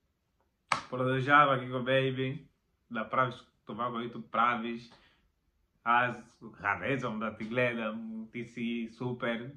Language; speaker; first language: Bulgarian; non-native, learner; Macedonian